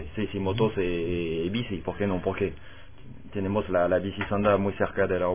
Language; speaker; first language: Spanish; non-native, fluent; French